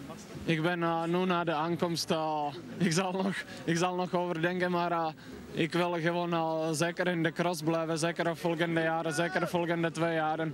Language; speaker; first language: Dutch; non-native, fluent; Czech